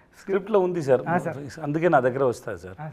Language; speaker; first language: Telugu; non-native, learner; Tamil